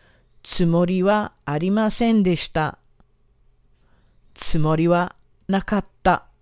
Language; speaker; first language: Japanese; non-native, fluent; English